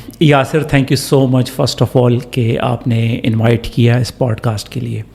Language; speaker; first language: Urdu; non-native, local second language; Pashto